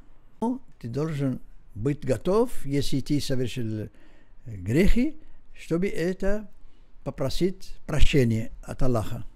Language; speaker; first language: Russian; non-native, learner; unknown